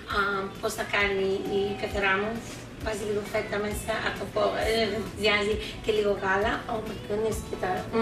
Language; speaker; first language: Greek; early bilingual, heritage; Greek